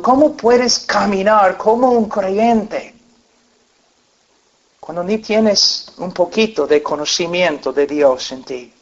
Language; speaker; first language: Spanish; non-native, fluent; English